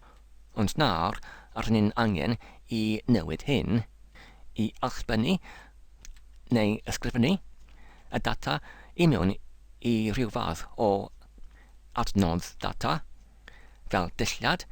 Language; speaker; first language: Welsh; non-native, learner; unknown